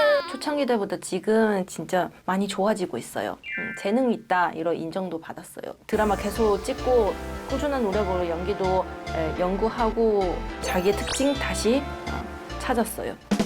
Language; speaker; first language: Korean; non-native, fluent; Chinese